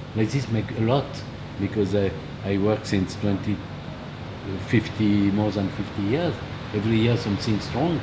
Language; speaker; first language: English; non-native, learner; French